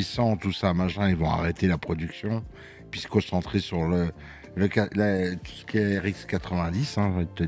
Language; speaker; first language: French; native; French